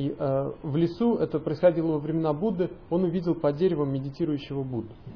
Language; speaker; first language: Russian; native; Russian